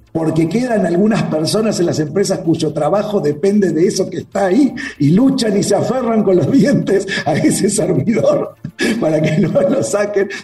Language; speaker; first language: Spanish; native; Spanish